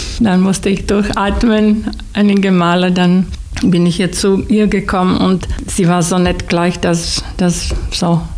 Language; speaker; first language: German; non-native, fluent; Slovak